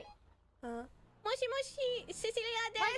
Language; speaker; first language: Japanese; non-native, learner; English